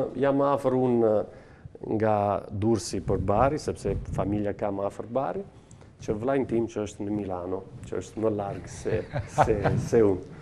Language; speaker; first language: Albanian; non-native, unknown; Italian